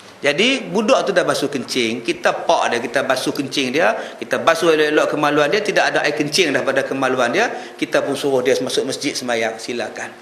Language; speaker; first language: Malay; native; Malay